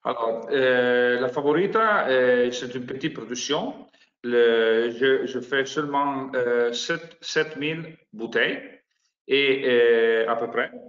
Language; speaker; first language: French; non-native, learner; Italian